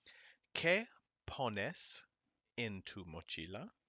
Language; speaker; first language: Spanish; non-native, fluent; English